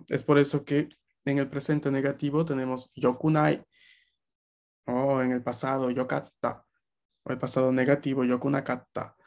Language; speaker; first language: Spanish; native; Spanish